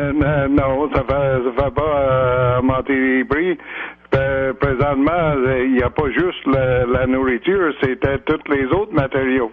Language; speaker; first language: French; native; French